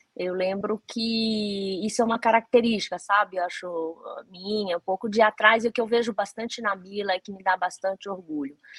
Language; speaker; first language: Portuguese; early bilingual, other home language; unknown